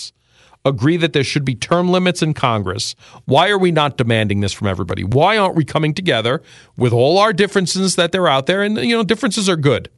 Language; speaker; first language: English; native; English